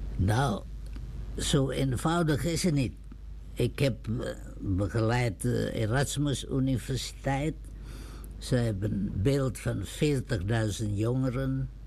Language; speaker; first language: Dutch; non-native, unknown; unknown